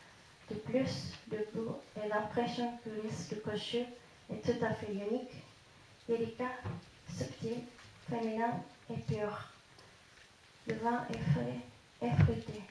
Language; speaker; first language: French; non-native, fluent; Japanese